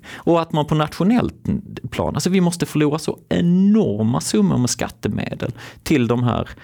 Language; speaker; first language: Swedish; native; Swedish